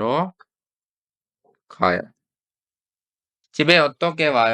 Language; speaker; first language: Korean; non-native, fluent; Urdu